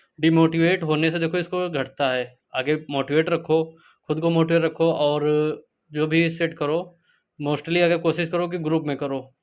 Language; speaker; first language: Hindi; native; Hindi